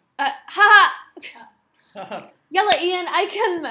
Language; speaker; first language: Arabic; non-native, learner; English